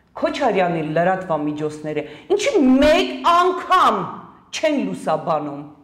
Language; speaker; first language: Armenian; native; Armenian